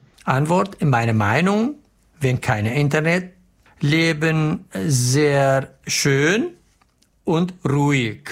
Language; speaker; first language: German; non-native, learner; Arabic